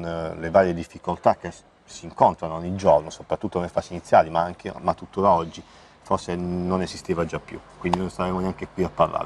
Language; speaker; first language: Italian; native; Italian